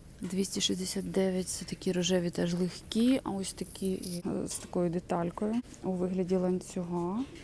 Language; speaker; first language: Ukrainian; non-native, local second language; Russian